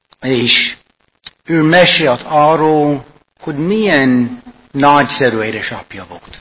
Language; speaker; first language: Hungarian; non-native, fluent; English